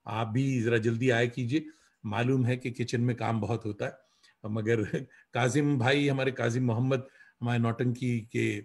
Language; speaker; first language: Hindi; native; Hindi